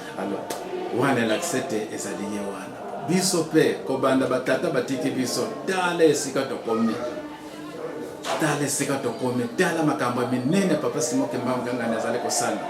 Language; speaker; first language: Lingala; non-native, local second language; Kongo